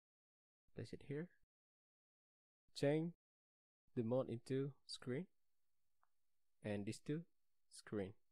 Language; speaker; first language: English; non-native, learner; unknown